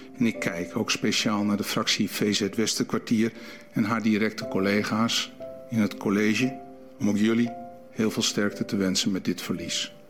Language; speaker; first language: Dutch; native; Dutch